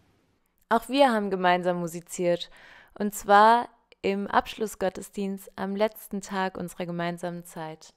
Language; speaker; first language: German; native; German